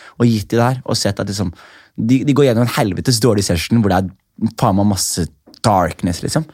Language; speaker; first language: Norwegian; early bilingual, other home language; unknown